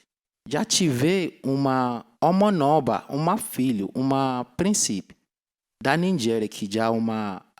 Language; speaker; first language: Portuguese; non-native, learner; Yoruba